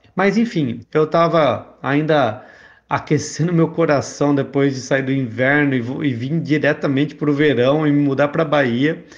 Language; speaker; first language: Portuguese; native; Portuguese